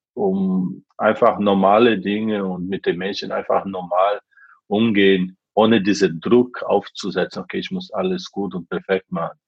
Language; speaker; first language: German; non-native, fluent; Portuguese